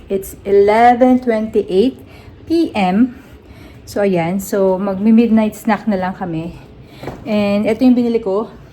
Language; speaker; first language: Filipino; native; Filipino